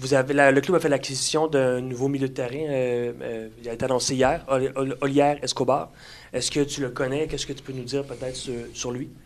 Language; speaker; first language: French; native; French